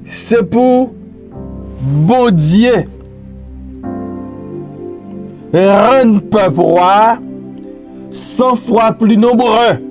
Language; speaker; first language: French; non-native, local second language; Haitian Creole